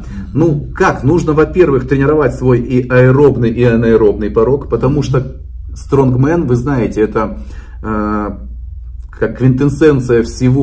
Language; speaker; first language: Russian; native; Russian